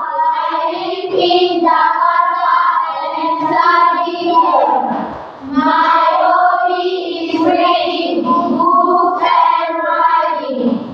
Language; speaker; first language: English; non-native, fluent; Indonesian